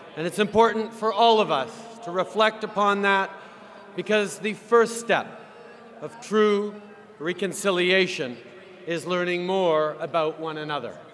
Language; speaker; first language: English; native; English